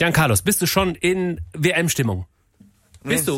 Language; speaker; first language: German; native; German